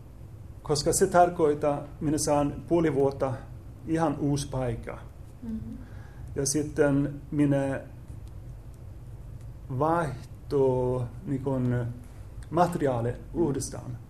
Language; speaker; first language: Finnish; non-native, learner; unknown